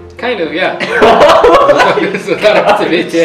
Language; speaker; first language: English; early bilingual, heritage; English